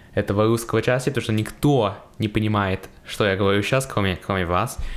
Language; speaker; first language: Russian; early bilingual, heritage; Russian